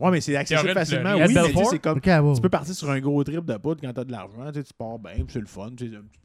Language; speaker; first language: French; native; French